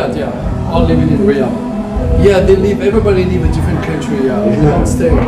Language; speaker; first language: English; non-native, learner; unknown